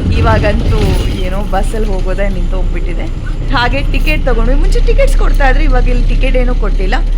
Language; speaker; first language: Kannada; non-native, local second language; Tulu